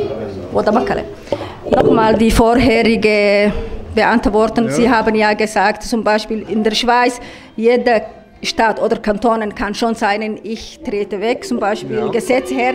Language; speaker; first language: German; non-native, learner; Somali